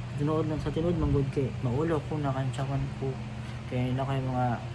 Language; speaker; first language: Cebuano; non-native, local second language; Filipino